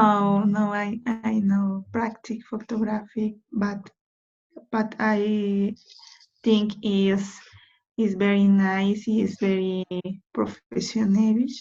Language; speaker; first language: English; non-native, learner; Spanish